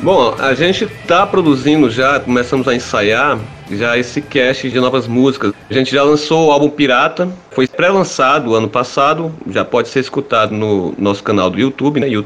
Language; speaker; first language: Portuguese; native; Portuguese